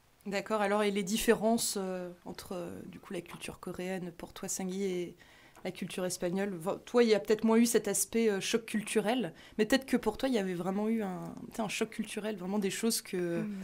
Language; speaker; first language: French; native; French